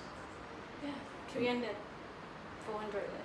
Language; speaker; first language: English; non-native, learner; Thai